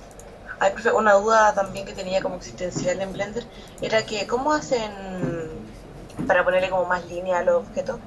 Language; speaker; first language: Spanish; native; Spanish